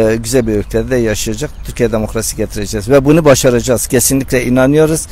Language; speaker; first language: Turkish; non-native, local second language; Kurdish